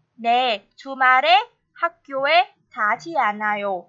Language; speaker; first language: Korean; non-native, fluent; Vietnamese